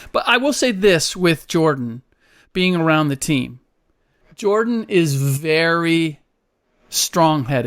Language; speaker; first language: English; native; English